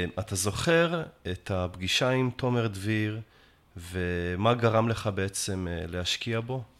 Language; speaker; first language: Hebrew; native; Hebrew